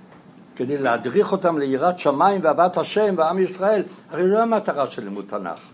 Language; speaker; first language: Hebrew; non-native, fluent; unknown